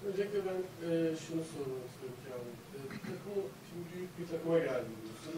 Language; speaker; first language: Turkish; native; Turkish